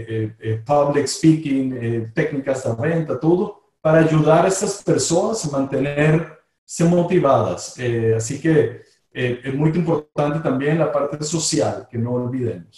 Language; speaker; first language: Portuguese; non-native, fluent; Spanish